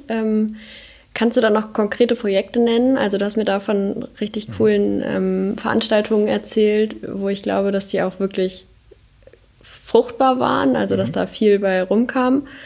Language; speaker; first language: German; native; German